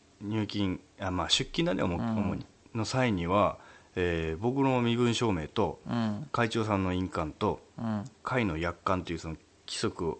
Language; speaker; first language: Japanese; native; Japanese